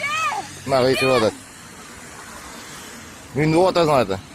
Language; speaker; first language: Kyrgyz; native; Kyrgyz